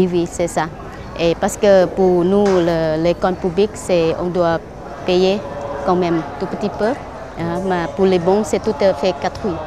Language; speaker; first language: French; non-native, learner; Thai